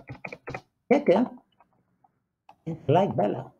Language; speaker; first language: Dutch; non-native, fluent; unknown